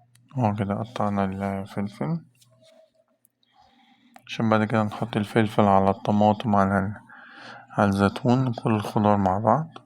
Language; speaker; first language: Arabic; native; Arabic